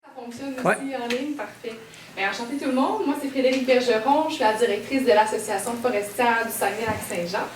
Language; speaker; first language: French; native; French